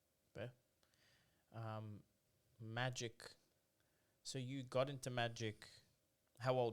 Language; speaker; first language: English; native; English